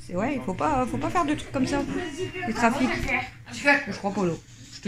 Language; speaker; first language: French; native; French